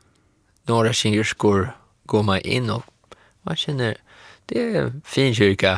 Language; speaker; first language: Swedish; non-native, fluent; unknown